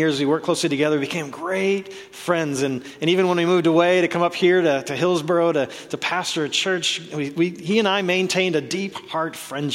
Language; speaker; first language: English; native; English